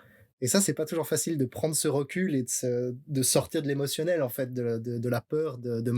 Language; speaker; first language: French; native; French